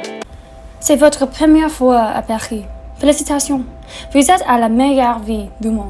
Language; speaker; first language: French; non-native, learner; English